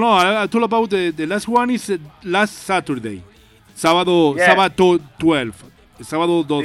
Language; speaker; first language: English; non-native, learner; Spanish